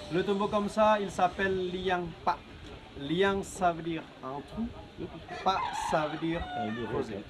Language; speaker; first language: French; non-native, learner; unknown